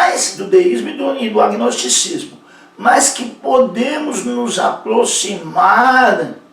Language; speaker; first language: Portuguese; native; Portuguese